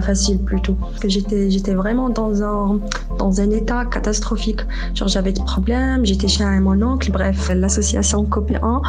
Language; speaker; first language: French; non-native, local second language; Arabic